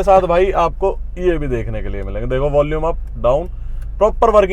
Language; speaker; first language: Hindi; native; Hindi